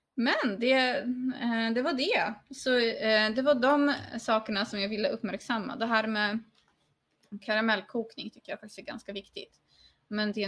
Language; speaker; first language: Swedish; non-native, fluent; Polish